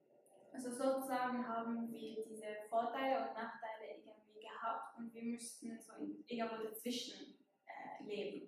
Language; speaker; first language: German; non-native, fluent; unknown